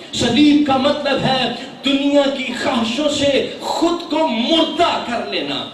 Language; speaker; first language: Urdu; non-native, local second language; Punjabi